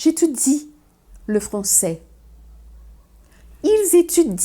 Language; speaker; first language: French; non-native, fluent; Portuguese